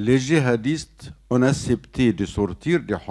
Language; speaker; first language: French; non-native, learner; Arabic